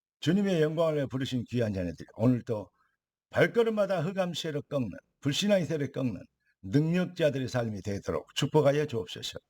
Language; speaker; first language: Korean; native; Korean